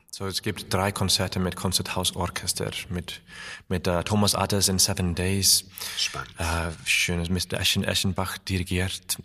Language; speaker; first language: German; non-native, learner; Icelandic